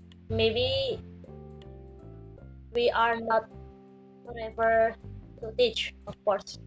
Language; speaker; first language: English; non-native, learner; Indonesian